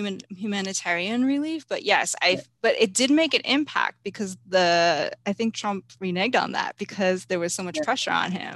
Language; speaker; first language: English; native; English